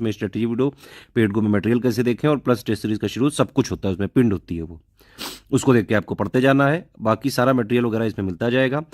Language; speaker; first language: Hindi; native; Hindi